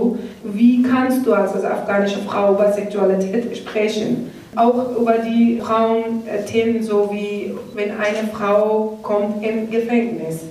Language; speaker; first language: German; non-native, learner; Persian